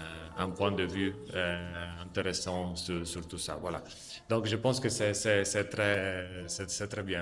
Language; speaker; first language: French; non-native, fluent; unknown